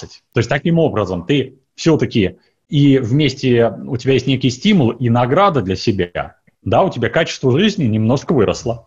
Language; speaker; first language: Russian; native; Russian